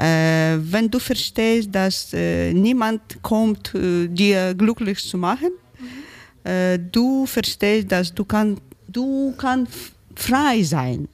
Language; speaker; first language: German; non-native, learner; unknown